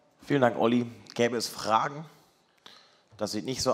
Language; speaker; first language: German; native; German